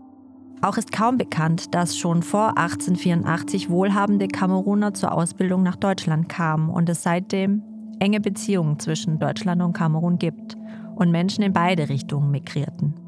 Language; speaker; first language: German; native; German